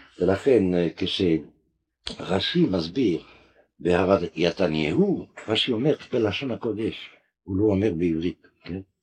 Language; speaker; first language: Hebrew; non-native, fluent; French